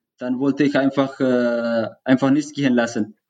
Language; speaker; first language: German; non-native, learner; Tigrinya